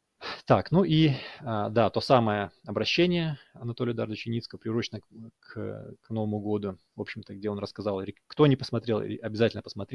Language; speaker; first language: Russian; native; Russian